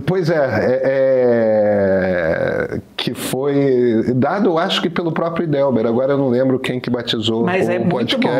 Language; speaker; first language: Portuguese; native; Portuguese